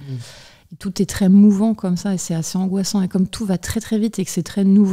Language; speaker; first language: French; native; French